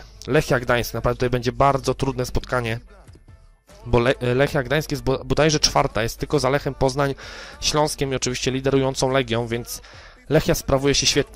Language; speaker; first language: Polish; native; Polish